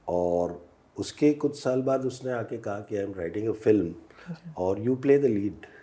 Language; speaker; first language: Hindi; native; Hindi